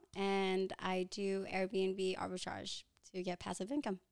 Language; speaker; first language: English; early bilingual, other home language; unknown